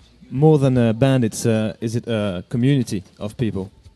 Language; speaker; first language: English; non-native, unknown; French